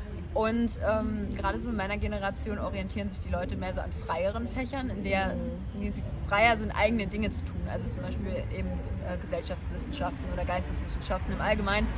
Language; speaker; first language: German; native; German